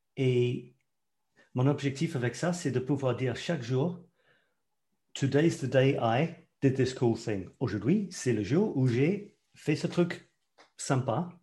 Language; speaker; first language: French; non-native, fluent; English